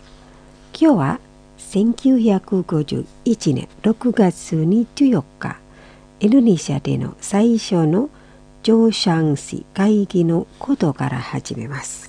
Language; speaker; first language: Japanese; non-native, fluent; Indonesian